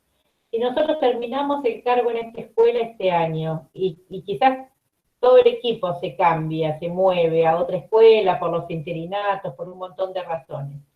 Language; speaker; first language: Spanish; native; Spanish